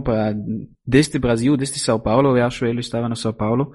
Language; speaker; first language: Portuguese; non-native, fluent; German